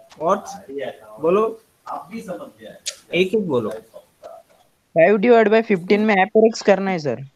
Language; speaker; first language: Hindi; non-native, local second language; Marathi